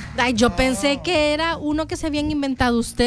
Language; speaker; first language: Spanish; native; Spanish